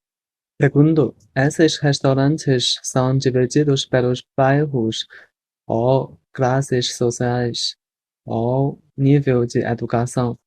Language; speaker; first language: Portuguese; non-native, fluent; Chinese